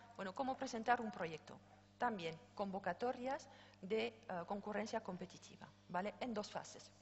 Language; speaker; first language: Spanish; non-native, fluent; French